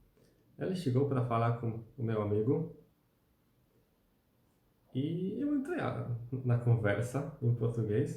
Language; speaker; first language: Portuguese; non-native, fluent; Polish